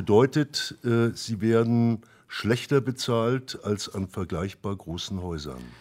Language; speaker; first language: German; native; German